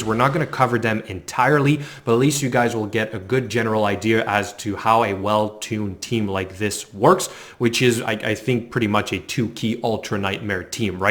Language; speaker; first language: English; native; English